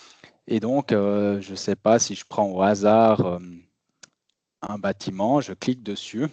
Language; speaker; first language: French; native; French